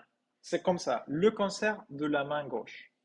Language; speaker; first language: French; non-native, fluent; Spanish